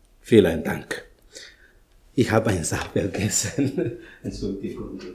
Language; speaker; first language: German; non-native, learner; Malagasy